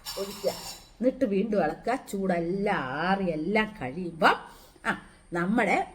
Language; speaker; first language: Malayalam; native; Malayalam